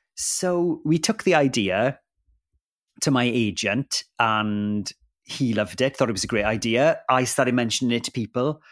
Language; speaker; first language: English; non-native, local second language; Welsh